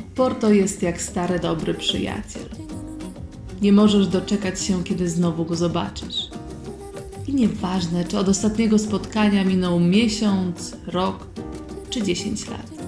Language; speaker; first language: Polish; native; Polish